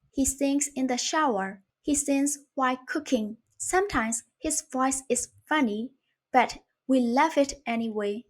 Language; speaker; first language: English; non-native, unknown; Burmese